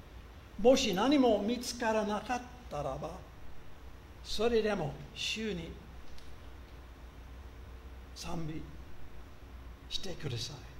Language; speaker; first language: Japanese; non-native, fluent; English